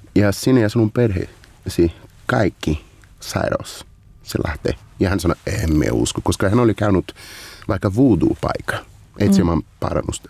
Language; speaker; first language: Finnish; non-native, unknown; Portuguese